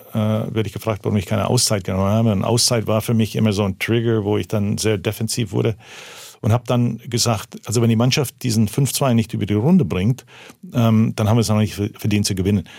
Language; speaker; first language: German; early bilingual, heritage; German